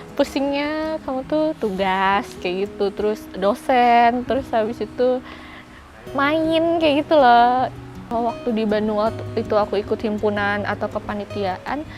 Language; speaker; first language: Indonesian; native; Indonesian